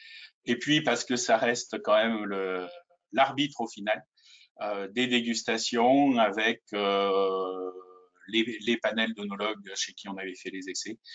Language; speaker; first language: French; native; French